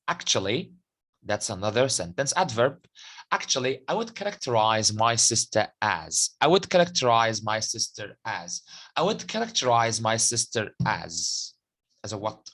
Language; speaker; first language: English; non-native, fluent; Arabic